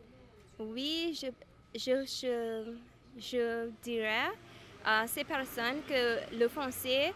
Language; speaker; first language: French; non-native, fluent; English